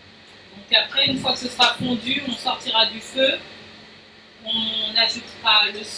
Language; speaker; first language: French; native; French